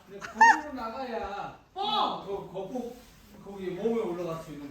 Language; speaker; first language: Korean; non-native, fluent; Mongolian